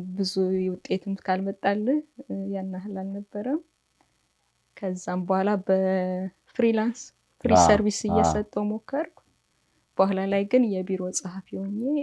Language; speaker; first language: Amharic; native; Amharic